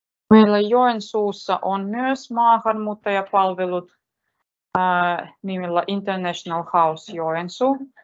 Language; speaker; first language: Finnish; non-native, fluent; Russian